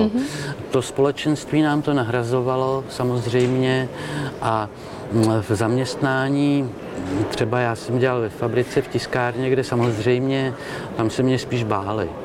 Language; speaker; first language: Czech; native; Czech